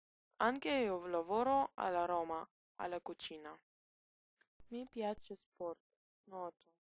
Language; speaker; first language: Italian; non-native, learner; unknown